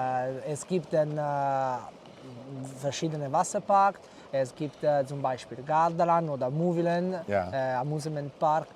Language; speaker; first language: German; non-native, fluent; Italian